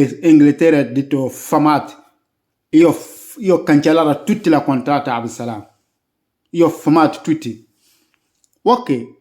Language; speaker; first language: Italian; non-native, learner; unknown